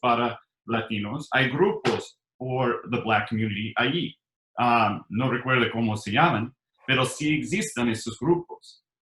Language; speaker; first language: Spanish; non-native, learner; English